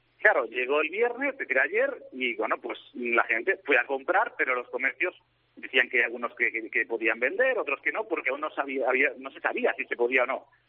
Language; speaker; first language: Spanish; native; Spanish